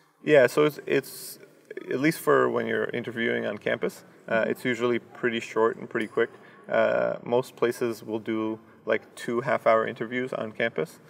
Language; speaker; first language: English; early bilingual, other home language; Russian